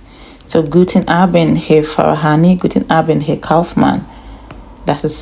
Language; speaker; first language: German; non-native, learner; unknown